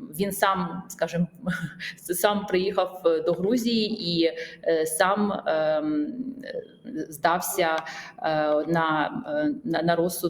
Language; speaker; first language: Ukrainian; non-native, fluent; Georgian